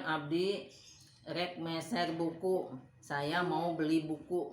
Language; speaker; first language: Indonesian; non-native, local second language; Sundanese